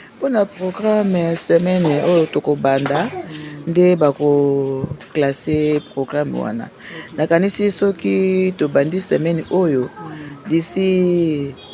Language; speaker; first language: Lingala; native; Lingala